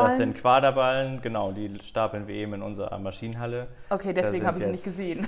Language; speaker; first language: German; native; German